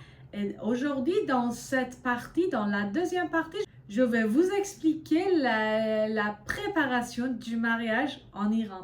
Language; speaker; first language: French; non-native, fluent; Persian